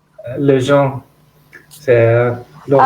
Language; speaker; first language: French; non-native, learner; Arabic